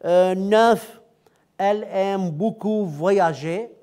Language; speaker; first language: French; non-native, fluent; Arabic